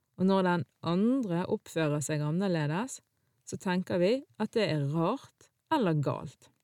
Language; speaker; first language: Norwegian; early bilingual, other home language; Arabic